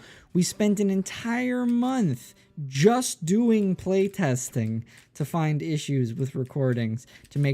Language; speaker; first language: English; native; English